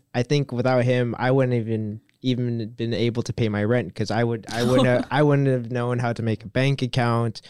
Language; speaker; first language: English; native; English